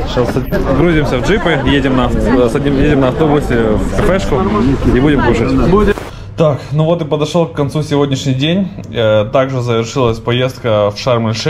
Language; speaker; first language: Russian; native; Russian